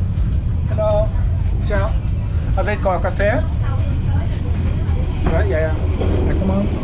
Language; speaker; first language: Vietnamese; non-native, learner; Lithuanian